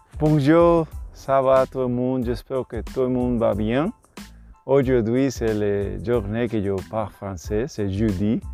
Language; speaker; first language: French; non-native, learner; Spanish